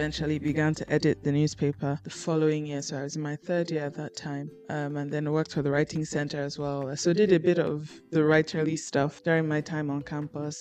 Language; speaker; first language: English; non-native, local second language; Igbo